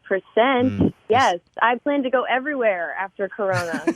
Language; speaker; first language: English; native; English